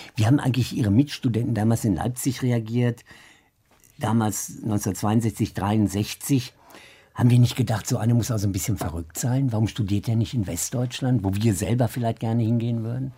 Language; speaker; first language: German; native; German